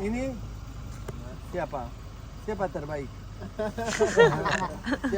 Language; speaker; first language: Indonesian; non-native, learner; French